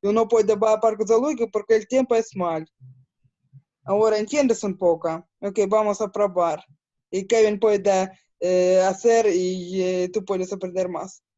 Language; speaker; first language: Spanish; non-native, learner; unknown